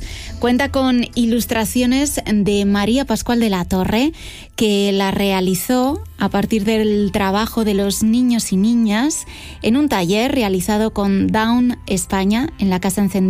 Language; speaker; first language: Spanish; native; Spanish